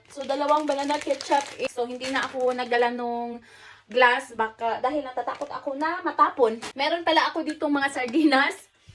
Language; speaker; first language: Filipino; non-native, local second language; Cebuano